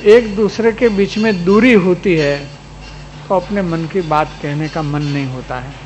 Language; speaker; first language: Hindi; non-native, local second language; Gujarati